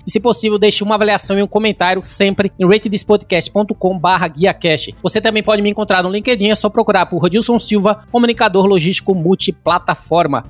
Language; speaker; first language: Portuguese; native; Portuguese